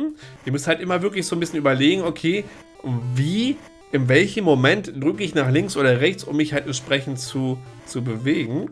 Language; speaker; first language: German; native; German